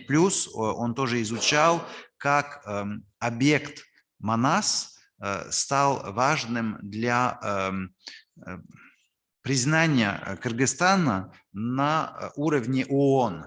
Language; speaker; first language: Russian; non-native, fluent; French